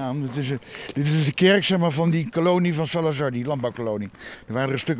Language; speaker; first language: Dutch; native; Dutch